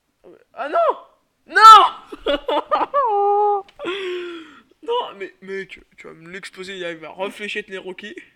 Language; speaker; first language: French; native; French